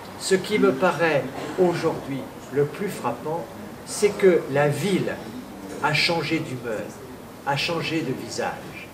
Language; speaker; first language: French; native; French